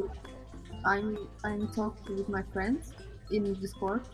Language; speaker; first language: English; non-native, learner; Russian